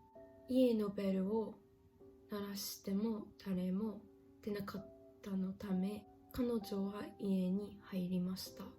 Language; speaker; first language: Japanese; non-native, learner; English